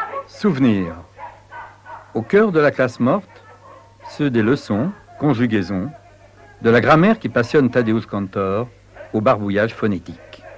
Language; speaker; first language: French; native; French